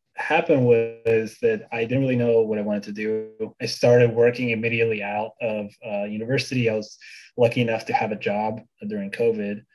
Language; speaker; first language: English; early bilingual, other home language; Bulgarian